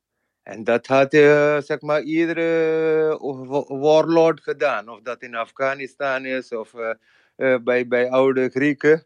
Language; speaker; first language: Dutch; non-native, fluent; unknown